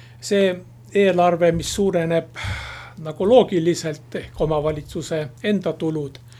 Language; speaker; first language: Estonian; native; Estonian